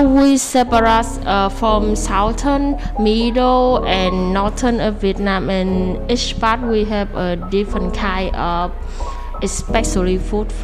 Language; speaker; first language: English; non-native, learner; Vietnamese